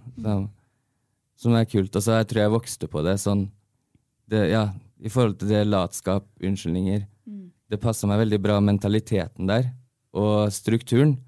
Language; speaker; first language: Norwegian; early bilingual, heritage; Norwegian